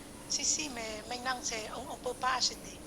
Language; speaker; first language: French; non-native, learner; Vietnamese